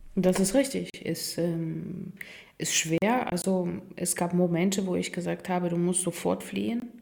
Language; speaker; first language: German; non-native, fluent; Russian